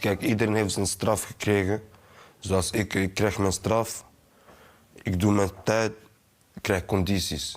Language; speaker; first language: Dutch; early bilingual, other home language; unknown